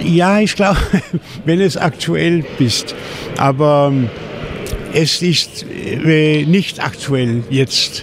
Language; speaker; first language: German; non-native, fluent; Danish